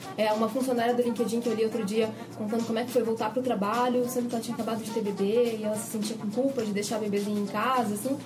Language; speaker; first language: Portuguese; native; Portuguese